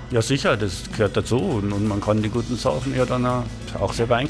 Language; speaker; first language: German; native; German